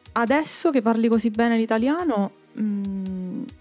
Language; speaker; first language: Italian; non-native, fluent; Croatian